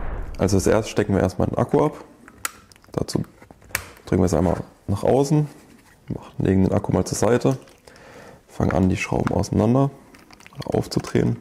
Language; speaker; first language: German; native; German